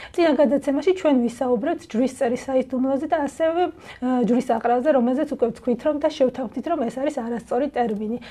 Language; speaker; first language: Georgian; native; Georgian